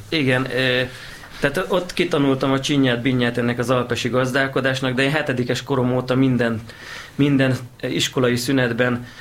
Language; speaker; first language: Hungarian; native; Hungarian